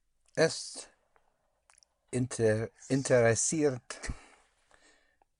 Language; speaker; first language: German; non-native, learner; English